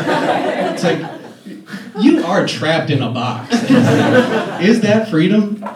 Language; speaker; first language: English; native; English